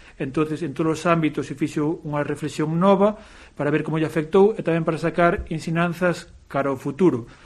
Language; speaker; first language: Galician; native; Galician